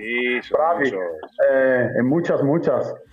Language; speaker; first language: Spanish; non-native, learner; Italian